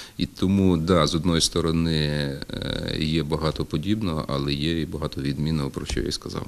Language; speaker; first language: Ukrainian; native; Ukrainian